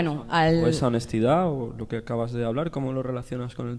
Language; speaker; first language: Spanish; native; Spanish